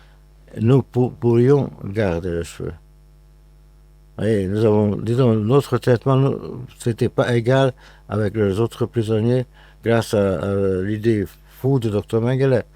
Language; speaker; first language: French; non-native, fluent; Hungarian